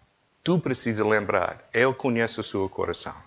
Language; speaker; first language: Portuguese; non-native, learner; English